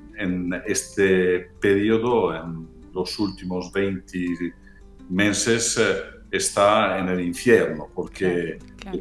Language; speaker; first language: Spanish; non-native, fluent; Italian